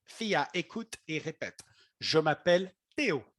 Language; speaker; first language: French; non-native, fluent; English